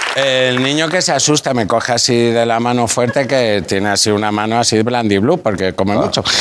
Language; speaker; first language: Spanish; native; Spanish